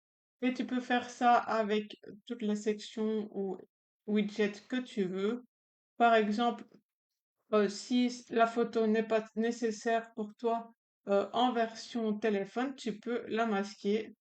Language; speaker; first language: French; native; French